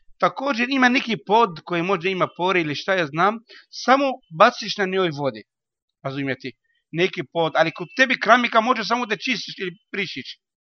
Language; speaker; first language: Bosnian; non-native, learner; Arabic